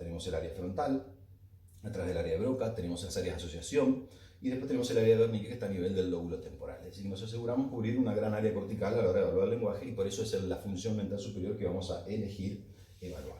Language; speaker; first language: Spanish; native; Spanish